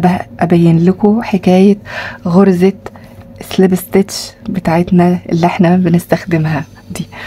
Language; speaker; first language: Arabic; native; Arabic